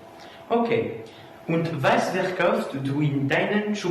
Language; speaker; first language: German; non-native, learner; French